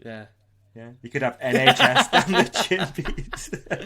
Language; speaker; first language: English; native; English